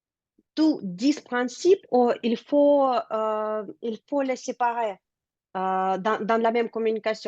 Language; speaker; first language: French; non-native, learner; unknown